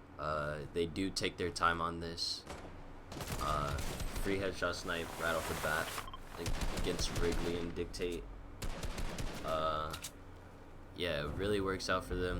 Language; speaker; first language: English; native; English